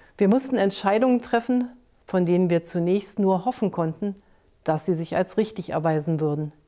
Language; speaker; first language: German; native; German